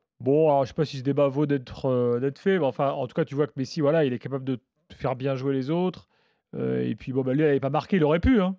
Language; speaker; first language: French; native; French